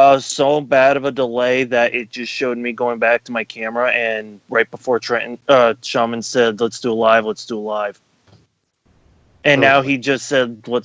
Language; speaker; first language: English; native; English